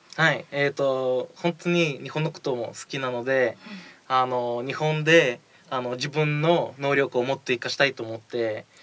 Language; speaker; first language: Japanese; non-native, fluent; Bulgarian